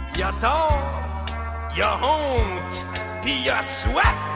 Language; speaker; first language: French; native; French